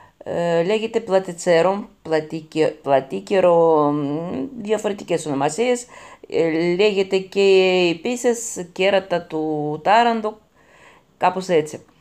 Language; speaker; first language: Greek; non-native, fluent; Russian